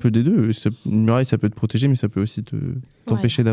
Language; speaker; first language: French; native; French